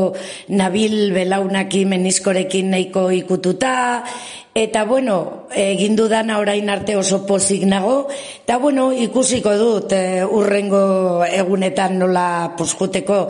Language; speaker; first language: Basque; non-native, local second language; Spanish